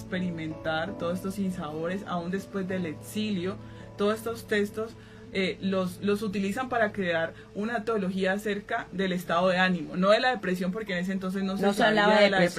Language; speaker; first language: Spanish; native; Spanish